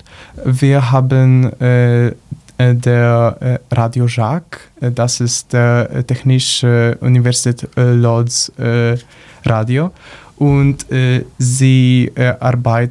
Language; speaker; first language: German; non-native, learner; Polish